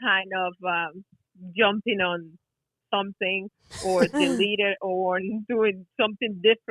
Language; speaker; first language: English; non-native, fluent; Spanish